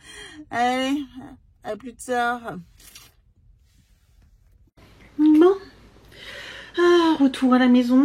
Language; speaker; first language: French; native; French